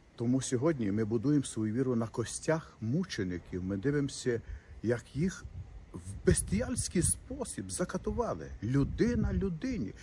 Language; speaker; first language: Ukrainian; native; Ukrainian